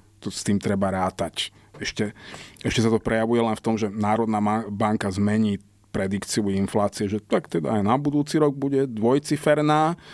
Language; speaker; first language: Slovak; non-native, local second language; Hungarian